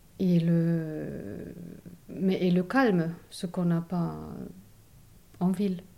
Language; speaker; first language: French; non-native, fluent; German